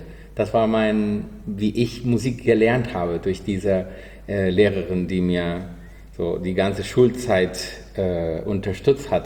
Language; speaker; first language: German; non-native, learner; Spanish